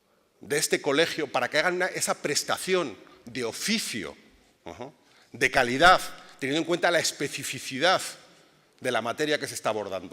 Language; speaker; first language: Spanish; native; Spanish